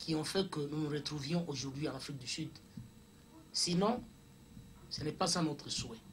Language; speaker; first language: French; non-native, local second language; Swahili